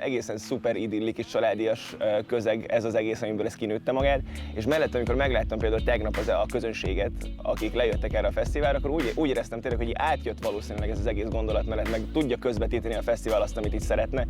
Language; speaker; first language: Hungarian; native; Hungarian